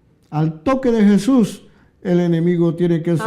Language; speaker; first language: Spanish; native; Spanish